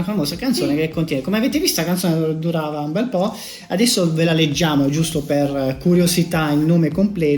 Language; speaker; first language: Italian; native; Italian